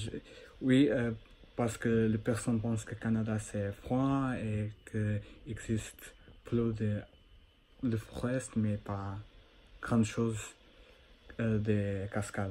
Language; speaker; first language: French; non-native, learner; Portuguese